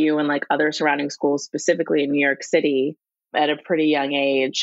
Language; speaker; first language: English; native; English